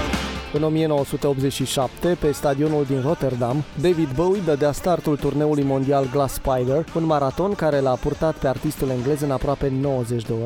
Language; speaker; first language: Romanian; native; Romanian